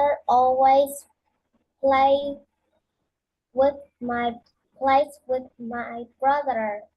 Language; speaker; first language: English; non-native, learner; Vietnamese